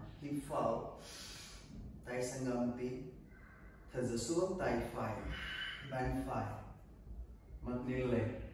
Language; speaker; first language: Vietnamese; non-native, learner; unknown